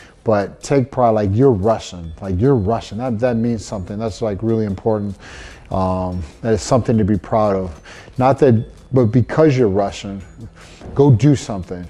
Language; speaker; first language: English; native; English